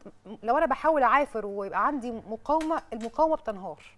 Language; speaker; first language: Arabic; native; Arabic